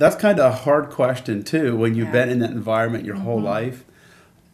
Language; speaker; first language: English; native; English